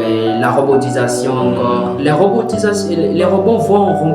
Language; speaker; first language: French; non-native, learner; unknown